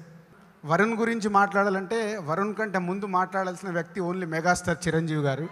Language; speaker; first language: Telugu; native; Telugu